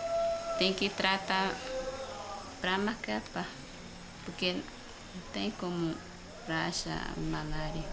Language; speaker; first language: Portuguese; non-native, local second language; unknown